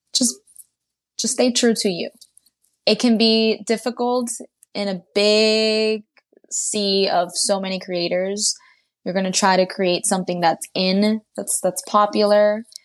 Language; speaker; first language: English; early bilingual, other home language; Spanish